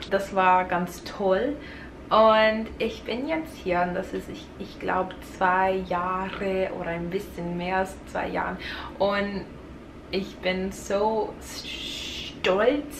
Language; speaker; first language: German; non-native, fluent; English